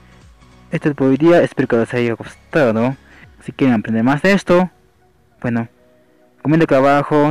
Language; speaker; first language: Spanish; non-native, local second language; Quechua